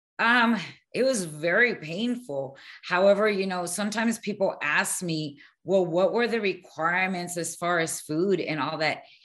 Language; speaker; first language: English; early bilingual, other home language; Spanish